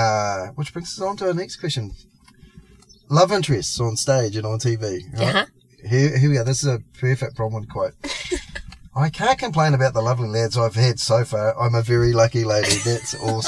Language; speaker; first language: English; native; English